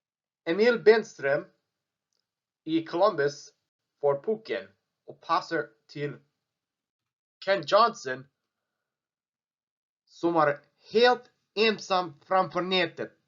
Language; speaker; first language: Swedish; non-native, learner; English